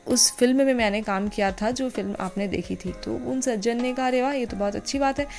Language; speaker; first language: Hindi; native; Hindi